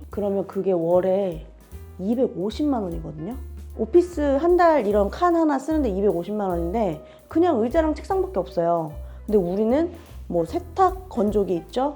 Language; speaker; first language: Korean; native; Korean